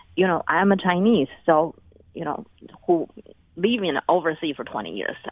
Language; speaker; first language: English; non-native, fluent; Chinese